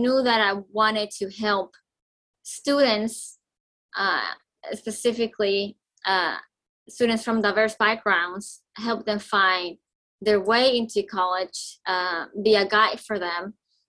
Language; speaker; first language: English; non-native, fluent; Spanish